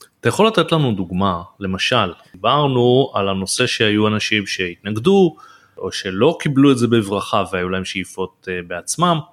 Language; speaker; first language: Hebrew; native; Hebrew